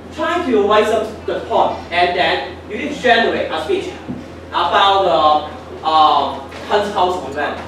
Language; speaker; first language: English; non-native, local second language; Chinese